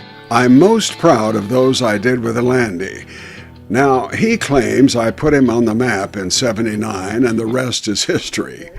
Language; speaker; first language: English; native; English